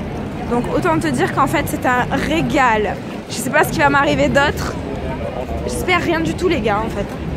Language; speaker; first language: French; native; French